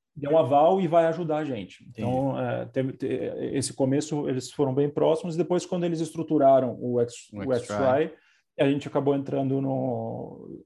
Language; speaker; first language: Portuguese; native; Portuguese